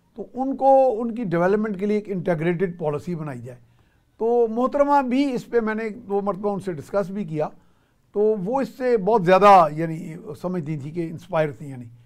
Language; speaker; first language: Urdu; native; Urdu